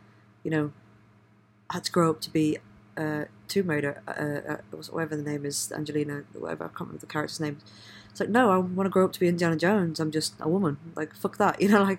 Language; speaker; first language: English; native; English